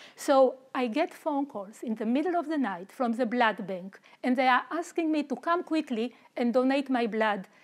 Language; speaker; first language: English; non-native, fluent; Romanian